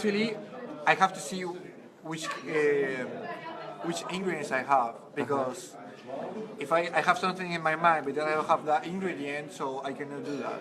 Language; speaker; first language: English; non-native, fluent; Spanish